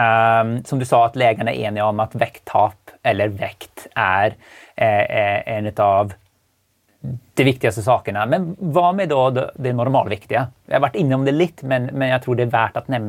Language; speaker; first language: Swedish; native; Swedish